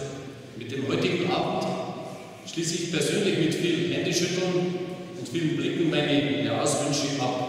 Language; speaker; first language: German; native; German